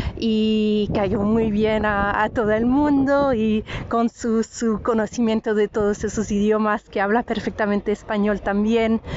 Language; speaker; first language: Spanish; non-native, fluent; French